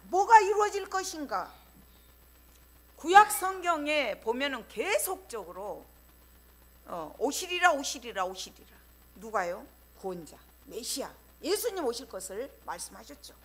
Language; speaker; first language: Korean; native; Korean